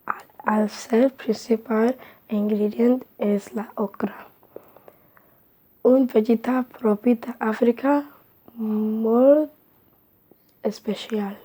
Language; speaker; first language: Catalan; non-native, learner; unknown